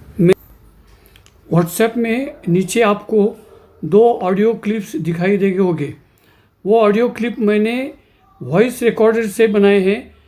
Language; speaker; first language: Hindi; non-native, local second language; Marathi